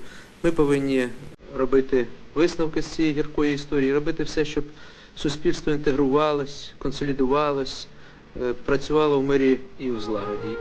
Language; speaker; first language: Ukrainian; native; Ukrainian